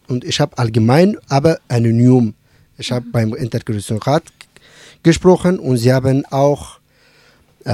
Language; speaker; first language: German; non-native, learner; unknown